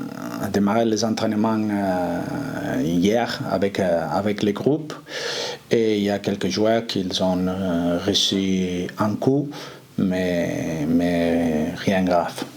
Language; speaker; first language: French; non-native, fluent; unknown